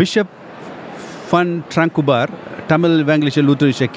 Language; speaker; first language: German; non-native, fluent; Tamil